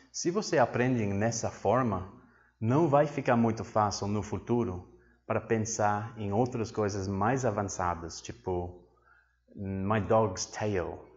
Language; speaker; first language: Portuguese; non-native, fluent; English